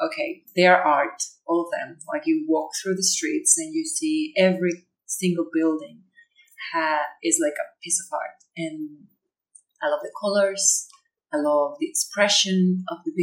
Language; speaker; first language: English; non-native, fluent; Spanish